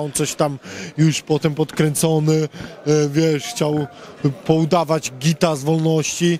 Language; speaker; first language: Polish; native; Polish